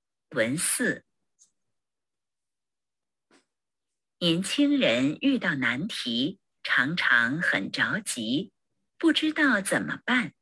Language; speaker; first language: Chinese; non-native, learner; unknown